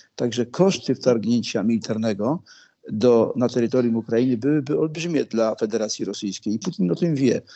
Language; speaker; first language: Polish; native; Polish